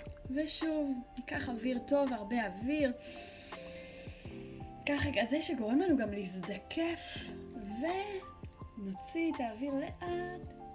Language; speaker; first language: Hebrew; native; Hebrew